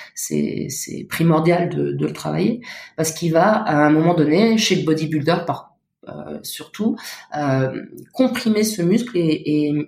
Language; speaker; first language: French; native; French